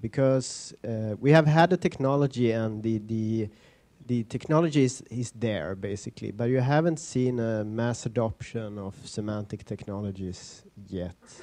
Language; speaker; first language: English; non-native, fluent; Swedish